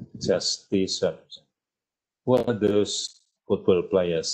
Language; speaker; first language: English; non-native, fluent; Indonesian